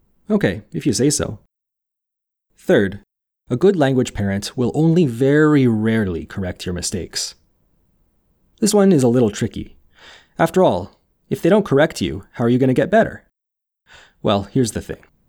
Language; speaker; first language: English; native; English